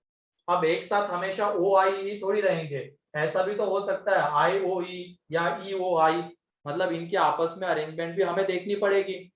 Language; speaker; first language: Hindi; native; Hindi